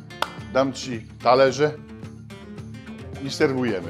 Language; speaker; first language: Polish; non-native, fluent; French